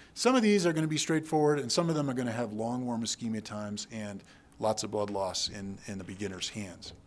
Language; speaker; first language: English; native; English